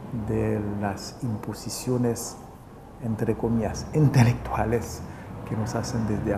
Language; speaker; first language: Spanish; non-native, local second language; Haitian Creole